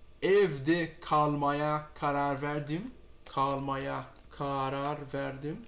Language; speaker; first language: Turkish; non-native, fluent; Portuguese